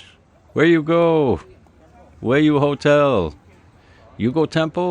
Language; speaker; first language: English; native; English